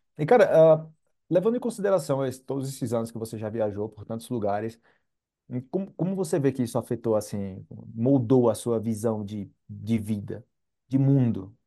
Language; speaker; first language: Portuguese; native; Portuguese